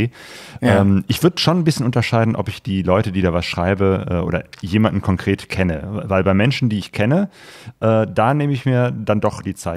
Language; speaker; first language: German; native; German